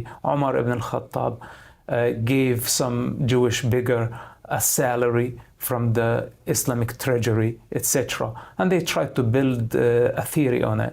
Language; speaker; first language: English; non-native, fluent; Arabic